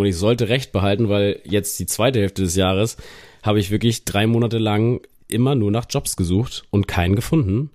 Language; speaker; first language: German; native; German